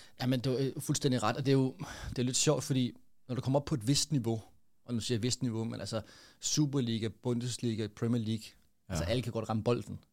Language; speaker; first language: Danish; native; Danish